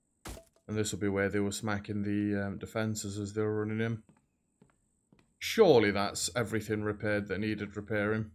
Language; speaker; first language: English; native; English